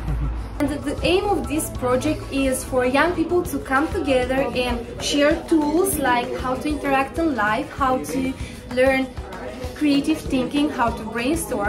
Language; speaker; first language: English; non-native, fluent; Romanian